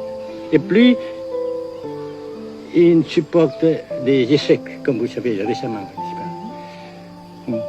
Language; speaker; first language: French; non-native, local second language; Vietnamese